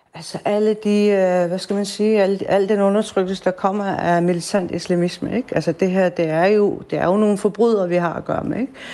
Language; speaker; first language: Danish; early bilingual, other home language; Persian